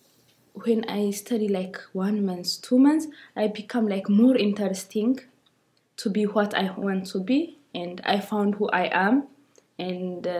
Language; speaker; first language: English; non-native, learner; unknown